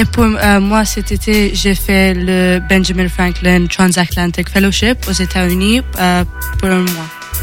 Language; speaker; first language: French; non-native, fluent; Maltese